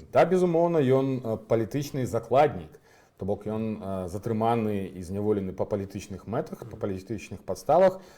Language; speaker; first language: Belarusian; native; Belarusian